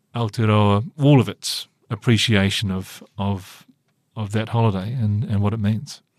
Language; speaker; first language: English; native; English